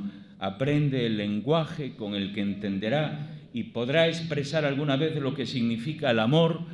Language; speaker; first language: Spanish; native; Spanish